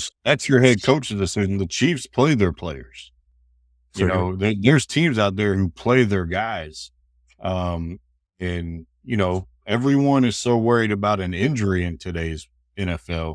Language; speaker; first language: English; native; English